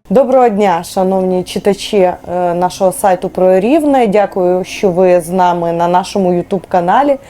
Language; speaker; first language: Ukrainian; native; Ukrainian